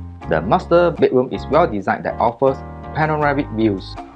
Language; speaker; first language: English; non-native, local second language; Chinese